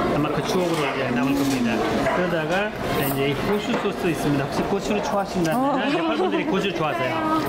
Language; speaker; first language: Korean; non-native, fluent; Nepali